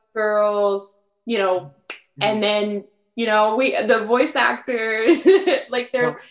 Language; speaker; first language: English; early bilingual, other home language; French